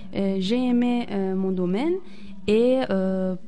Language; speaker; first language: French; non-native, fluent; Persian